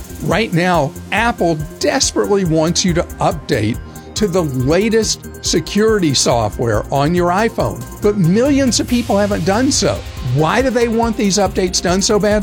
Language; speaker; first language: English; native; English